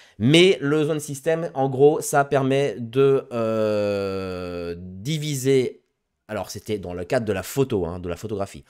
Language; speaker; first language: French; native; French